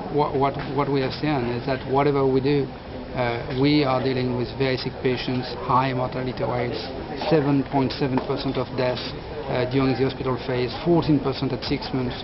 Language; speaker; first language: English; non-native, fluent; French